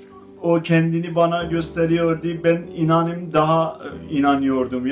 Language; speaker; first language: Turkish; non-native, fluent; Azerbaijani